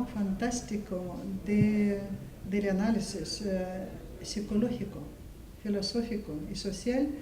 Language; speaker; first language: Spanish; non-native, fluent; Russian